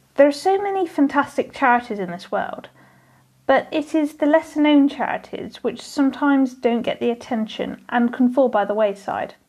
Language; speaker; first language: English; native; English